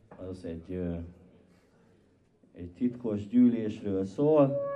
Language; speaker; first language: Hungarian; native; Hungarian